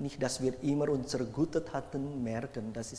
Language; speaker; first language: German; non-native, fluent; Indonesian